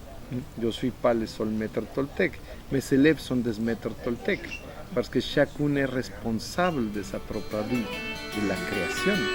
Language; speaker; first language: French; non-native, fluent; Spanish